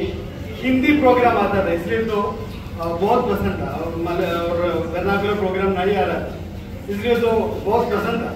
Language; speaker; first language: Hindi; non-native, local second language; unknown